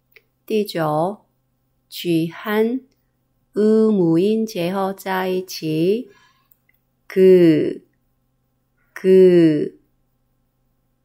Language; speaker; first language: Chinese; non-native, fluent; Korean